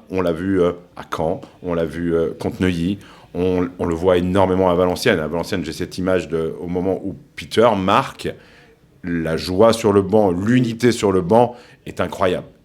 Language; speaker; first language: French; native; French